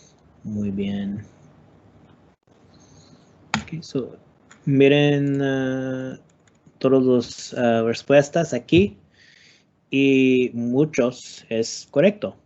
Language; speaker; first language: Spanish; non-native, learner; English